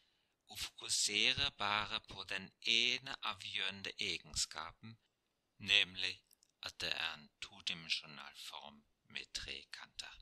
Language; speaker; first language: Norwegian; non-native, fluent; German